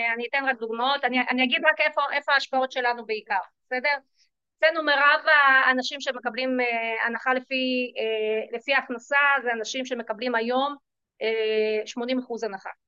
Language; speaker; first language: Hebrew; native; Hebrew